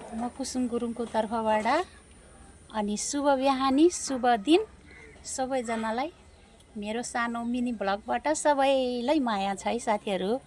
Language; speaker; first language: Nepali; non-native, local second language; Gurung